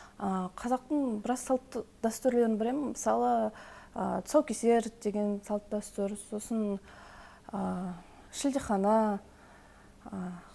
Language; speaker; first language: Kazakh; non-native, local second language; Russian